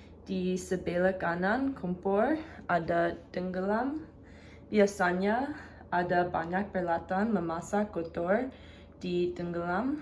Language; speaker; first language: Indonesian; non-native, learner; English